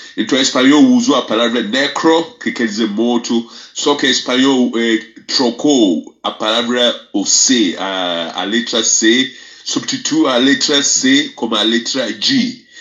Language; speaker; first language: Portuguese; non-native, fluent; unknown